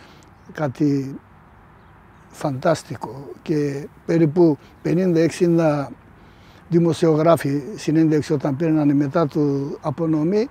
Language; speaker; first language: Greek; non-native, fluent; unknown